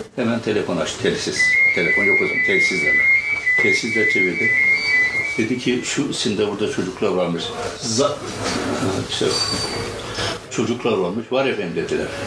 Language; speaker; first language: Turkish; native; Turkish